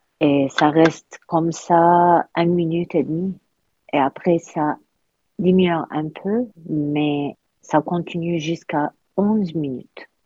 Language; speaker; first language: French; non-native, learner; Arabic